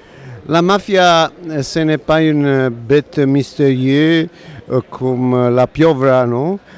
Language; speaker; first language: French; non-native, learner; Italian